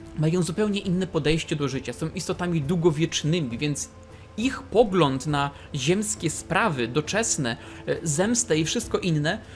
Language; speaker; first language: Polish; native; Polish